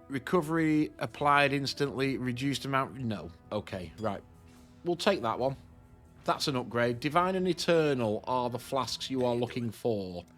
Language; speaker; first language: English; native; English